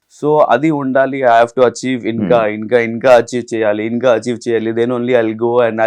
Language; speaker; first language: Telugu; non-native, learner; Hindi